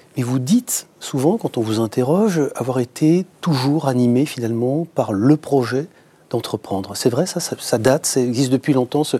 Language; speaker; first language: French; native; French